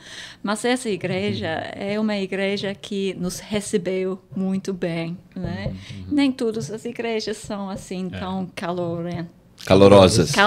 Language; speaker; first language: Portuguese; non-native, fluent; English